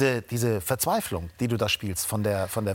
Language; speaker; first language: German; native; German